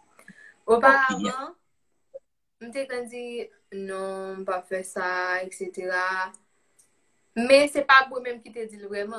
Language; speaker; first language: French; non-native, local second language; Haitian Creole